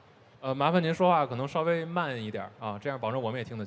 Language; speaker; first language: Chinese; native; Chinese